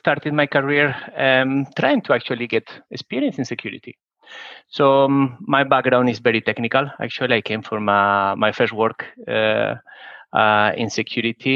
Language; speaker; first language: English; non-native, fluent; Spanish